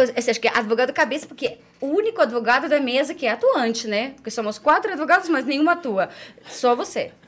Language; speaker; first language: Portuguese; non-native, fluent; Ukrainian